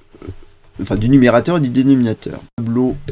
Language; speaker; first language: French; native; French